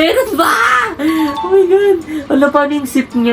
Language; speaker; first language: Filipino; native; Filipino